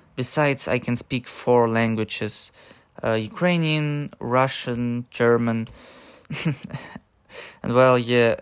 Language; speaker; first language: English; non-native, learner; Ukrainian